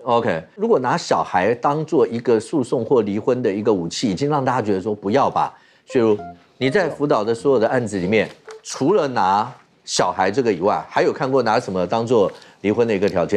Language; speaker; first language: Chinese; native; Chinese